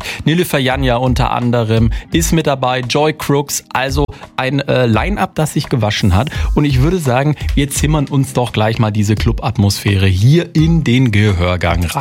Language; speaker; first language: German; native; German